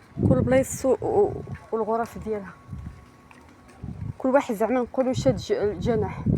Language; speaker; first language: Arabic; native; Arabic